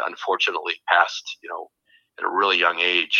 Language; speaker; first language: English; native; English